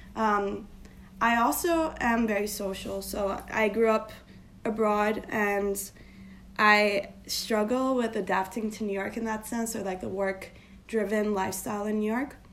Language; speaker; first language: English; non-native, fluent; Turkish